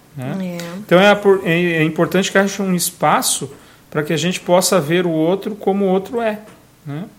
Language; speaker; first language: Portuguese; native; Portuguese